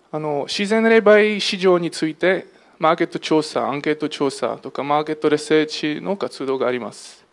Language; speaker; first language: Japanese; non-native, fluent; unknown